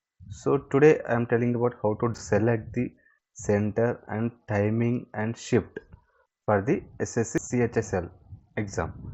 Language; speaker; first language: English; non-native, local second language; Telugu